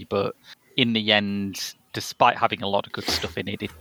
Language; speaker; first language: English; native; English